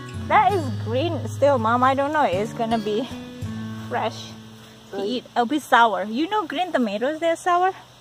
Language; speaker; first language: English; non-native, fluent; Indonesian